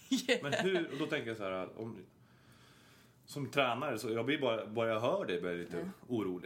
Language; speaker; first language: Swedish; native; Swedish